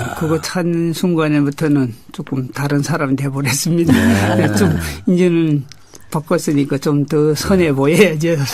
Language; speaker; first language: Korean; early bilingual, heritage; Korean